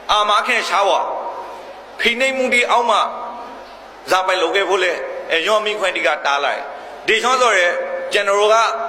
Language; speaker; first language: Burmese; native; Burmese